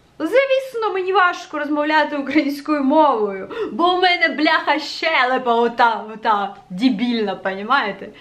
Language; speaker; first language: Ukrainian; non-native, local second language; Russian